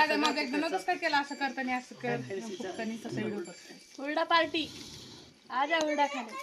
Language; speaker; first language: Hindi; non-native, local second language; Marathi